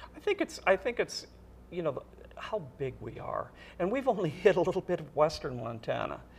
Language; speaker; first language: English; native; English